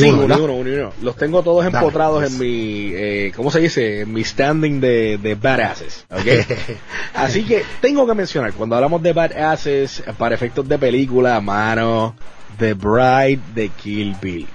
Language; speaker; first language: Spanish; native; Spanish